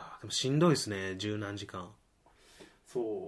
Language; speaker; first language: Japanese; native; Japanese